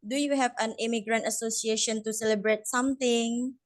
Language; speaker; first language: English; non-native, learner; Indonesian